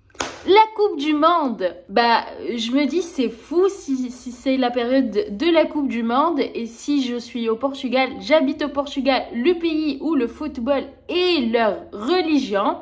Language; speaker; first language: French; non-native, local second language; Arabic